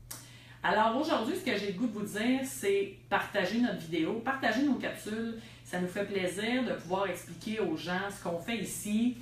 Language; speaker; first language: French; native; French